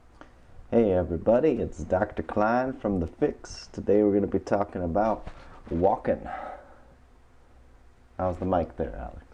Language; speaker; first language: English; native; English